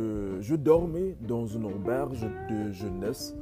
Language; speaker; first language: French; non-native, learner; English